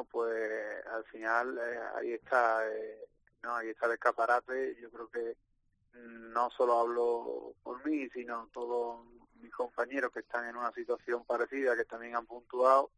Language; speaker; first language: Spanish; native; Spanish